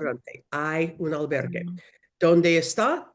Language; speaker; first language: Spanish; non-native, learner; English